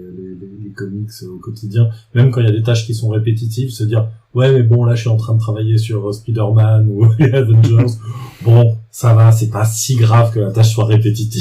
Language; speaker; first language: French; native; French